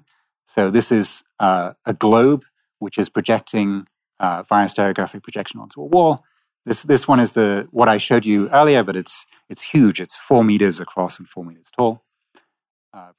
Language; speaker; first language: English; native; English